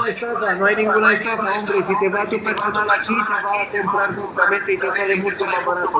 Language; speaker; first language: Spanish; non-native, learner; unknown